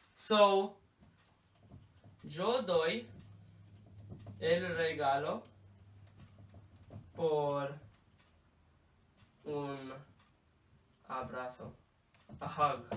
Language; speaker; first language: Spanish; non-native, learner; English